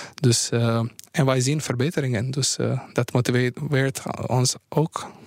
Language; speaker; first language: Dutch; non-native, fluent; Bosnian